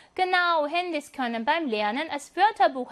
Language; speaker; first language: German; non-native, fluent; Korean